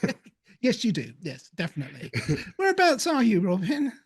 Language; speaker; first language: English; native; English